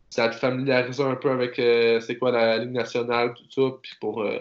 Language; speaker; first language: French; native; French